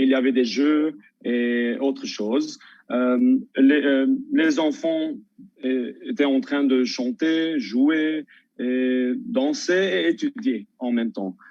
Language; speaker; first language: French; non-native, local second language; Armenian